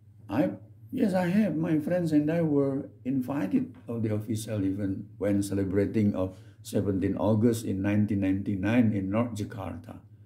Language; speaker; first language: English; non-native, fluent; Indonesian